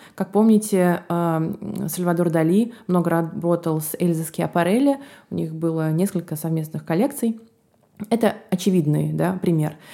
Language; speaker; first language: Russian; native; Russian